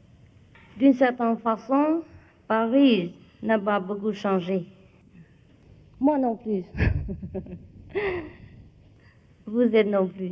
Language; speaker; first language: French; non-native, fluent; Vietnamese